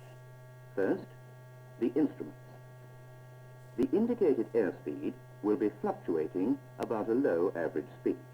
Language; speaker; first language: English; native; English